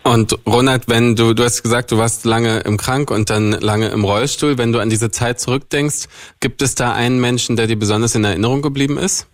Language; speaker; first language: German; native; German